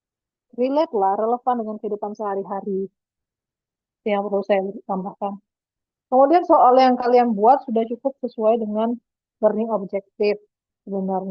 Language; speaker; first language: Indonesian; native; Indonesian